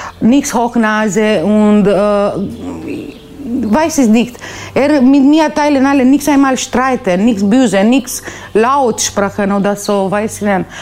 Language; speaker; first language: German; non-native, learner; Romanian